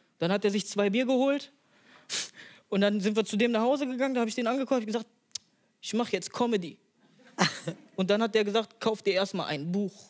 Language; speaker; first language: German; native; German